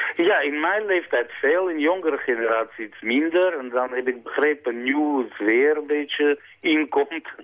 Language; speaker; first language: Dutch; non-native, fluent; Armenian